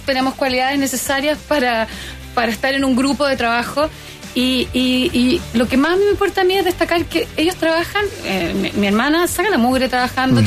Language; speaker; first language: Spanish; native; Spanish